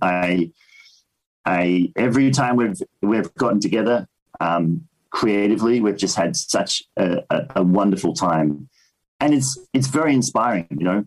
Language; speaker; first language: English; native; English